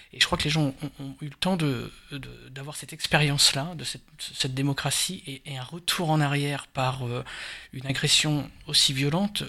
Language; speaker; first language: French; native; French